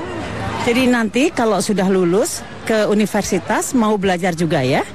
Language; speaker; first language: Indonesian; native; Indonesian